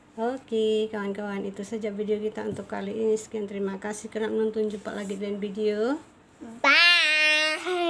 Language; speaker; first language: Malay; non-native, local second language; Chinese